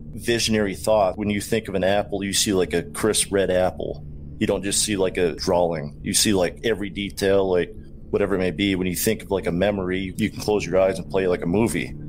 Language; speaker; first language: English; native; English